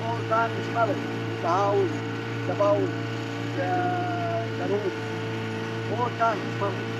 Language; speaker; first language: English; non-native, learner; Arabic